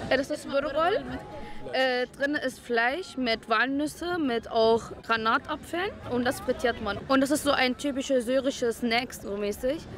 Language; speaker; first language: German; early bilingual, other home language; Arabic